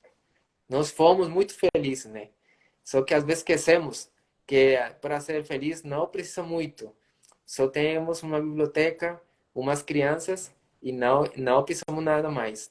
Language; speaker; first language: Portuguese; non-native, fluent; Spanish